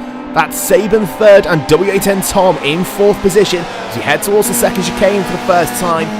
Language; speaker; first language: English; native; English